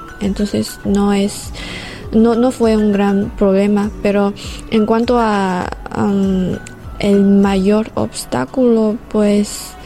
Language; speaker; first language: Spanish; non-native, fluent; Chinese